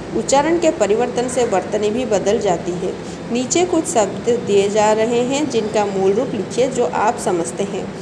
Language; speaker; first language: Hindi; non-native, local second language; Odia